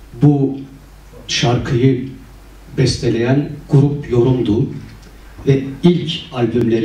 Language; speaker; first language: Turkish; native; Turkish